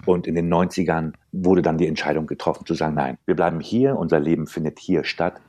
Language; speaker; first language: German; early bilingual, other home language; Turkish